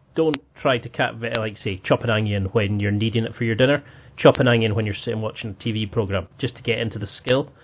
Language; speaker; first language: English; native; English